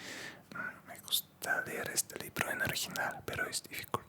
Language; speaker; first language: Spanish; non-native, learner; Russian